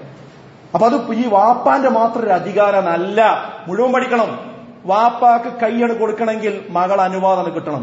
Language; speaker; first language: Malayalam; native; Malayalam